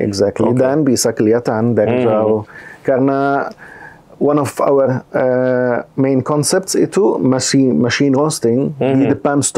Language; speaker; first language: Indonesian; non-native, fluent; Arabic